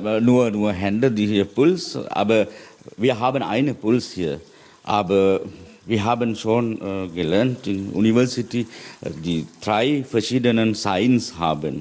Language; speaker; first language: German; non-native, learner; Sinhala